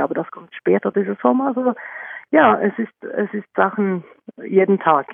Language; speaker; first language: German; non-native, fluent; Norwegian